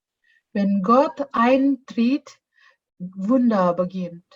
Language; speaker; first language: German; non-native, fluent; Indonesian